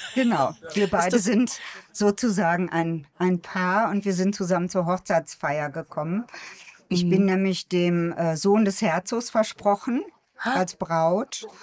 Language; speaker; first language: German; native; German